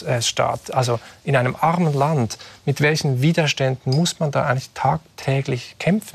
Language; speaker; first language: German; native; German